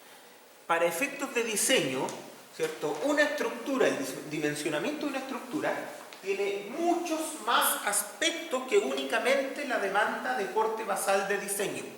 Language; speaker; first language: Spanish; native; Spanish